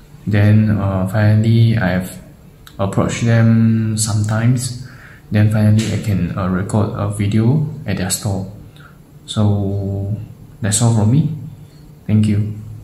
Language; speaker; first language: English; non-native, local second language; Chinese